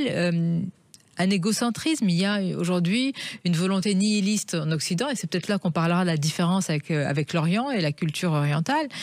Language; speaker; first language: French; non-native, local second language; Arabic